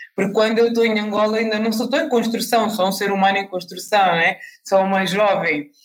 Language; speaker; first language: Portuguese; native; Portuguese